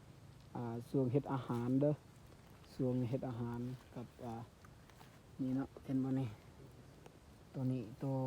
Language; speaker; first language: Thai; non-native, local second language; Northeastern Thai